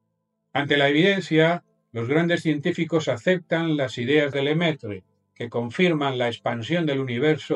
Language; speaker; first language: Spanish; native; Spanish